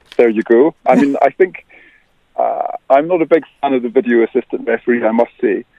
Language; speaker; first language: English; native; English